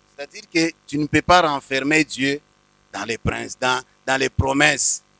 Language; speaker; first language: French; non-native, local second language; Swahili